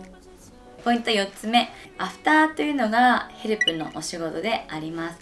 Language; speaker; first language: Japanese; native; Japanese